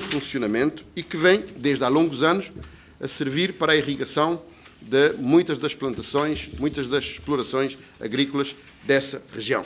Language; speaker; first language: Portuguese; native; Portuguese